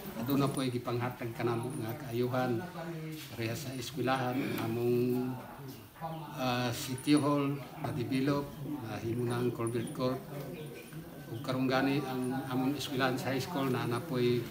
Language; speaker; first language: Cebuano; non-native, local second language; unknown